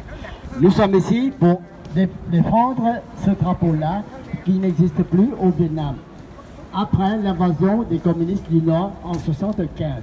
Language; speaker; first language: French; non-native, fluent; Vietnamese